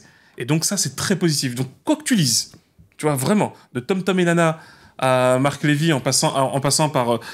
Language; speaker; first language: French; native; French